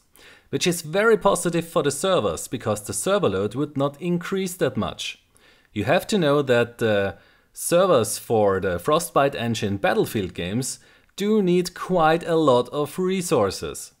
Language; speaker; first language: English; non-native, fluent; German